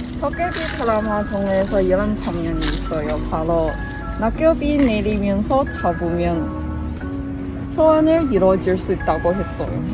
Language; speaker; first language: Korean; non-native, learner; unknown